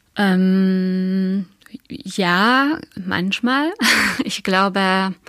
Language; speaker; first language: German; non-native, fluent; Hungarian